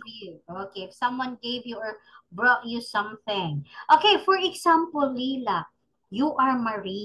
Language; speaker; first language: English; non-native, fluent; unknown